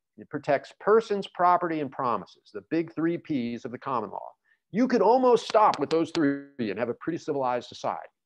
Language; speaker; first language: English; native; English